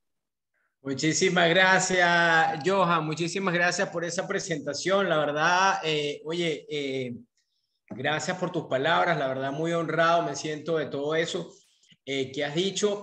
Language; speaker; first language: Spanish; native; Spanish